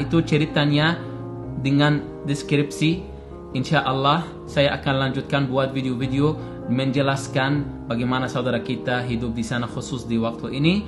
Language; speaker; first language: Indonesian; non-native, fluent; Arabic